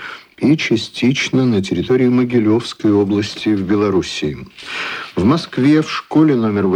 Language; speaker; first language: Russian; native; Russian